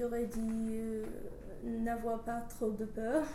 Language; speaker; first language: French; non-native, learner; English